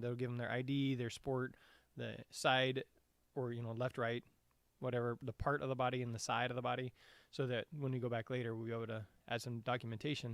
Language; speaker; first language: English; native; English